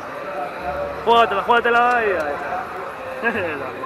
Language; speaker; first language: Spanish; native; Spanish